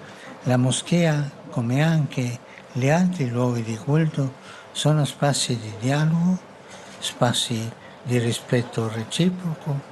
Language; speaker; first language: Italian; non-native, fluent; Spanish